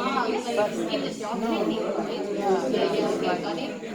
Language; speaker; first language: English; non-native, learner; Indonesian